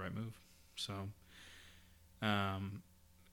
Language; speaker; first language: English; native; English